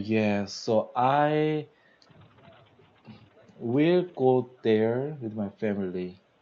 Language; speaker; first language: English; non-native, learner; Korean